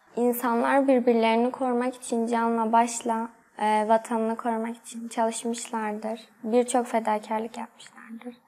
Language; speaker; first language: Turkish; native; Turkish